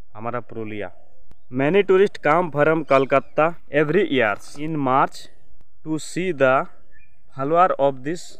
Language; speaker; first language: Hindi; non-native, local second language; Bangla